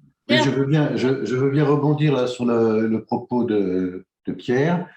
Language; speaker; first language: French; native; French